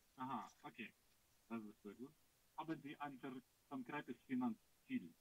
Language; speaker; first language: German; non-native, learner; Russian